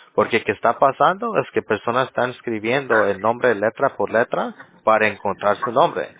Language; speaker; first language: Spanish; native; Spanish